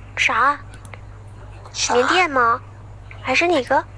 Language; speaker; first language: Chinese; non-native, fluent; Vietnamese